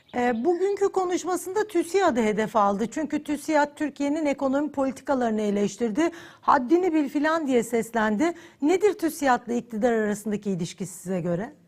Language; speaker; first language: Turkish; native; Turkish